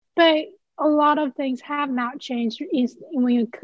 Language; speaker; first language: English; non-native, fluent; Chinese